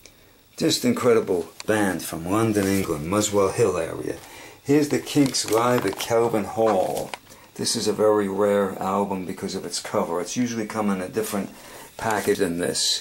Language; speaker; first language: English; native; English